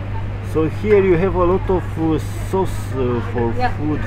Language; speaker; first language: English; non-native, learner; Romanian